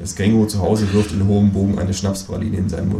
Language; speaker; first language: German; native; German